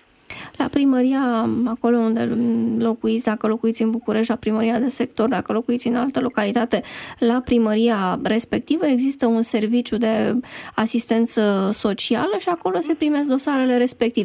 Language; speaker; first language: Romanian; native; Romanian